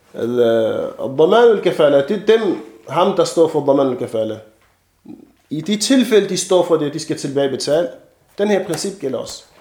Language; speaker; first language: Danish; non-native, fluent; Arabic